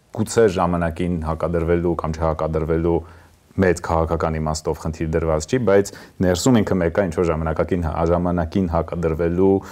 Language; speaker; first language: Armenian; native; Armenian